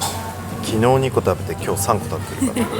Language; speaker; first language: Japanese; native; Japanese